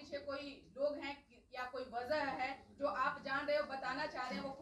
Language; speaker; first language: Hindi; native; Hindi